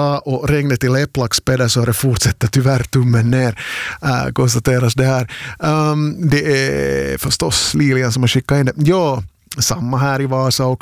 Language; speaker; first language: Swedish; native; Swedish